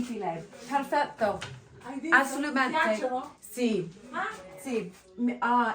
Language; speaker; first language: Italian; non-native, learner; English